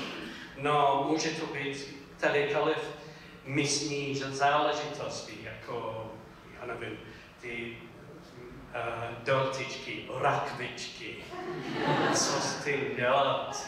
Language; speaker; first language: Czech; non-native, fluent; English